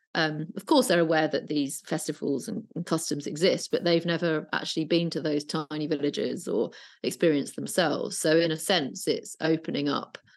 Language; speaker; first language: English; native; English